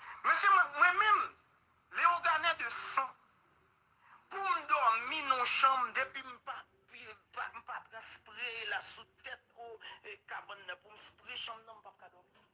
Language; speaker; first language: Haitian Creole; native; Haitian Creole